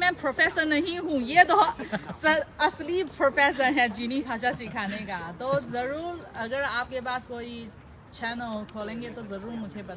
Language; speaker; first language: Hindi; non-native, fluent; Chinese